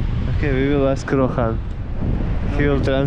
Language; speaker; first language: English; non-native, learner; Russian